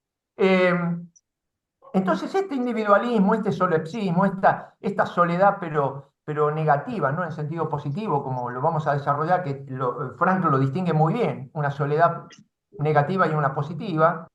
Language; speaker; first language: Spanish; native; Spanish